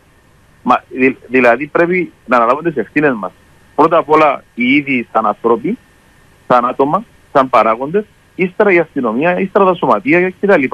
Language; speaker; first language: Greek; native; Greek